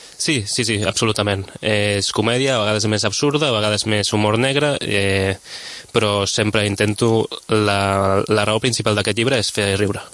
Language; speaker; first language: Catalan; non-native, local second language; Spanish